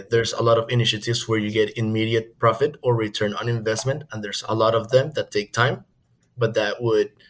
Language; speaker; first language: English; non-native, fluent; Spanish